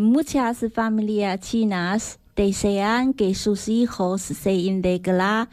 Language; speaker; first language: Spanish; non-native, learner; Chinese